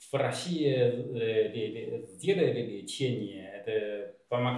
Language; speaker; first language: Russian; non-native, learner; Chinese